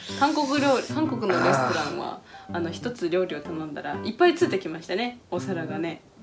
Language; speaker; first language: Japanese; native; Japanese